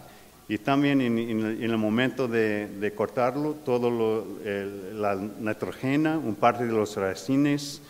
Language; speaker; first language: Spanish; non-native, fluent; English